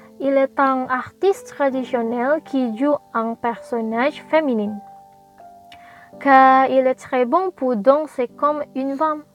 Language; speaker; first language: French; non-native, learner; Indonesian